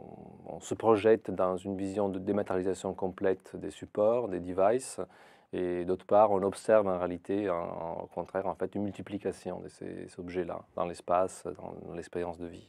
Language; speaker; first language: French; non-native, fluent; Italian